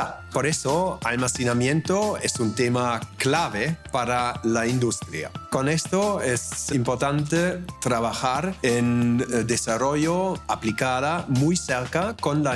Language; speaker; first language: Spanish; non-native, fluent; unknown